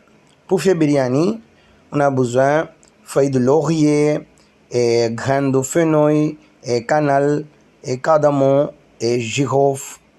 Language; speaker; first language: French; non-native, learner; Tamil